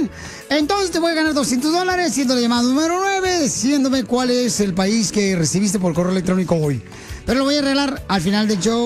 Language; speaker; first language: Spanish; native; Spanish